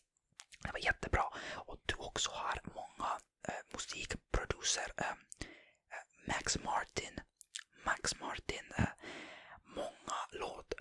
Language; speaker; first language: Swedish; non-native, learner; Finnish